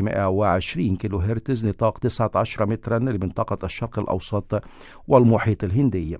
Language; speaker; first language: Arabic; native; Arabic